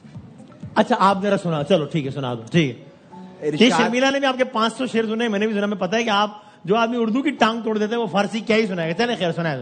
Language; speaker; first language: Urdu; native; Urdu